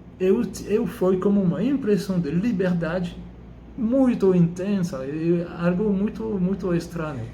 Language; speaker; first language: Portuguese; non-native, fluent; French